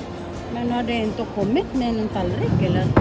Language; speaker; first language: Swedish; non-native, learner; Filipino